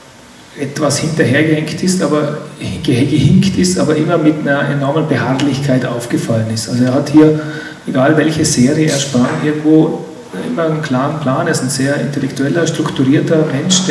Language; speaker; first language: German; native; German